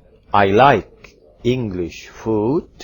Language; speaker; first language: English; non-native, fluent; Indonesian